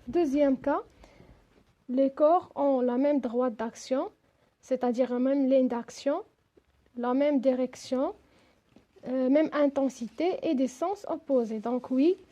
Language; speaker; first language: French; non-native, local second language; Arabic